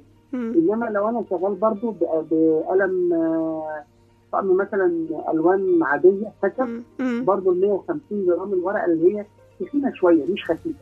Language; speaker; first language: Arabic; native; Arabic